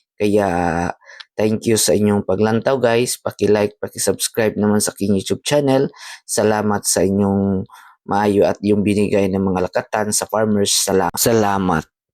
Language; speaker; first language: Filipino; non-native, local second language; Cebuano